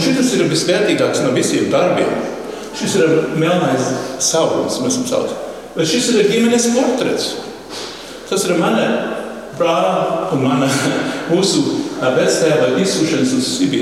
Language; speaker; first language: Latvian; early bilingual, heritage; Latvian